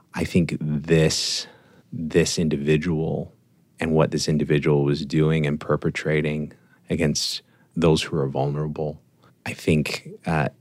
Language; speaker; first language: English; native; English